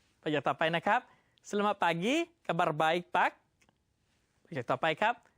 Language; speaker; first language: Indonesian; non-native, fluent; Thai